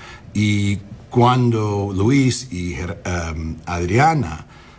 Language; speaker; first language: Spanish; non-native, learner; English